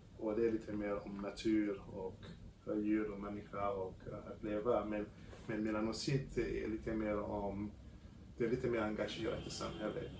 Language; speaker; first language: Swedish; non-native, fluent; French